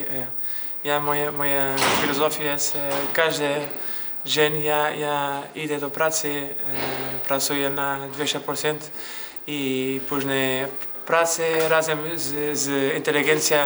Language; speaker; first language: Polish; non-native, learner; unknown